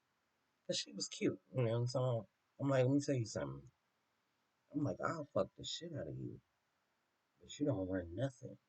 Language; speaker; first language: English; native; English